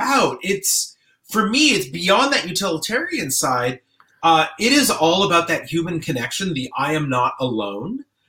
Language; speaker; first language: English; native; English